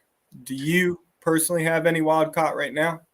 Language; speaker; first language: English; native; English